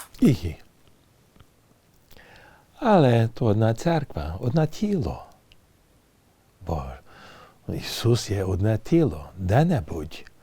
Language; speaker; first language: Ukrainian; early bilingual, heritage; English